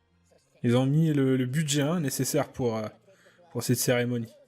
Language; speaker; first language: French; native; French